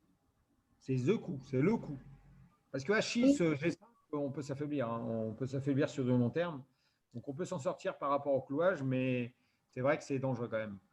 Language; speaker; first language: French; native; French